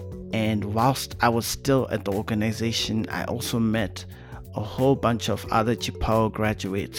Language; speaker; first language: English; non-native, local second language; Shona